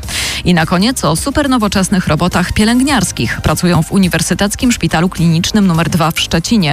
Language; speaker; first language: Polish; native; Polish